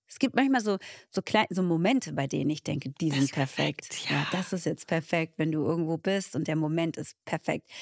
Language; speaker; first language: German; early bilingual, other home language; Tigrinya